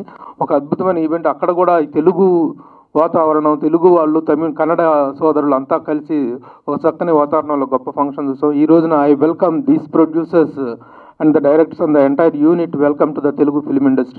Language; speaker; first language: Telugu; native; Telugu